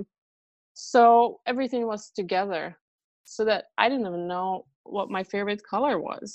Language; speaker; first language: English; non-native, fluent; Russian